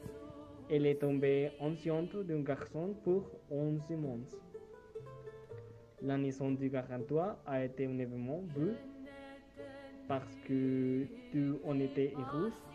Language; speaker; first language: French; non-native, learner; Spanish